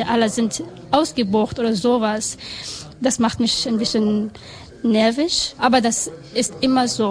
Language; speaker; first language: German; non-native, learner; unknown